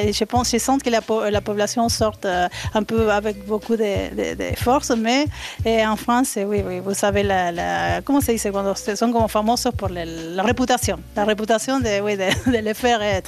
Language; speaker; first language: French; non-native, learner; Spanish